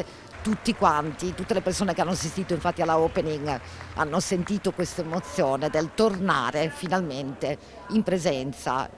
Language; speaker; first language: Italian; native; Italian